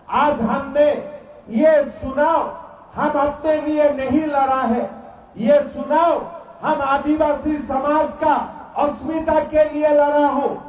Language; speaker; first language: Hindi; non-native, local second language; Assamese